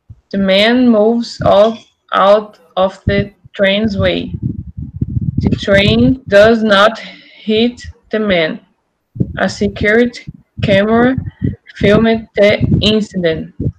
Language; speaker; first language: English; non-native, learner; Portuguese